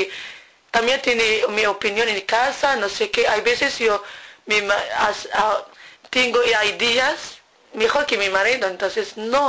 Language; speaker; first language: Spanish; non-native, learner; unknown